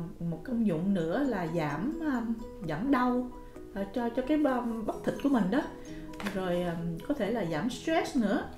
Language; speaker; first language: Vietnamese; early bilingual, heritage; Vietnamese